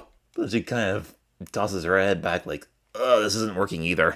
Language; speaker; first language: English; native; English